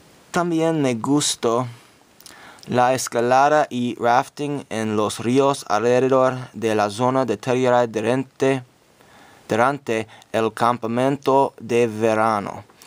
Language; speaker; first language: Spanish; non-native, learner; English